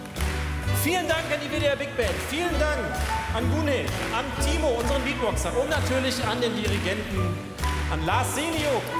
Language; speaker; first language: German; native; German